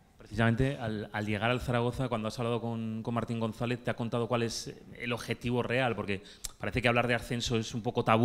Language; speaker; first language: Spanish; native; Spanish